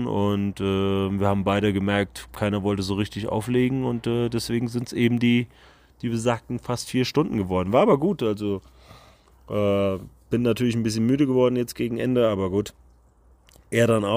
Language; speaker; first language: German; native; German